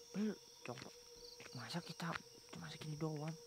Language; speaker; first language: Indonesian; native; Indonesian